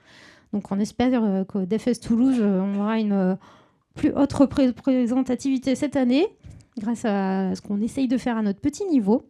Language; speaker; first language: French; native; French